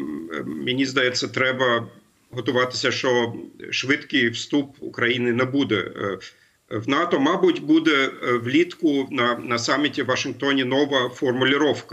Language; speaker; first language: Ukrainian; non-native, fluent; German